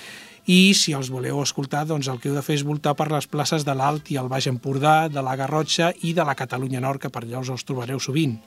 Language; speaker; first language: Catalan; native; Catalan